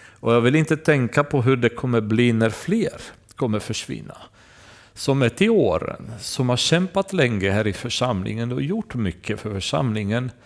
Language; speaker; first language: Swedish; non-native, fluent; Romanian